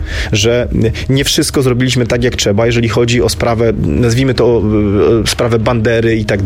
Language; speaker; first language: Polish; native; Polish